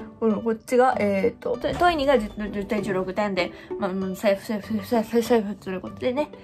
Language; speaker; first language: Japanese; native; Japanese